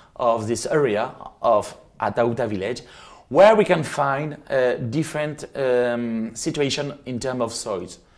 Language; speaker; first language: English; non-native, fluent; French